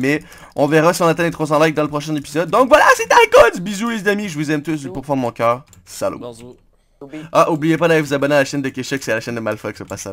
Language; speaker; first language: French; native; French